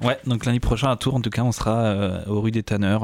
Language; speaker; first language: French; native; French